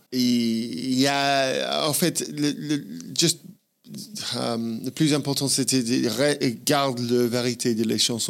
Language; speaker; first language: French; non-native, fluent; English